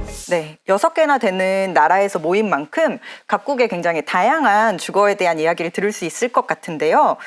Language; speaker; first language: Korean; native; Korean